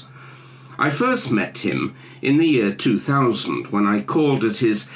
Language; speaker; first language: English; native; English